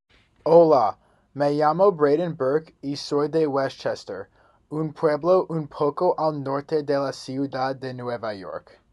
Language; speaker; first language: Spanish; non-native, learner; English